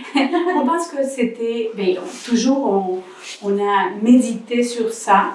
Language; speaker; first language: French; non-native, learner; Spanish